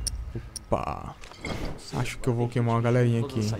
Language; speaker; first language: Portuguese; native; Portuguese